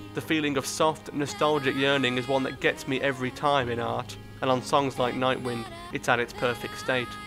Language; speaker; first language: English; native; English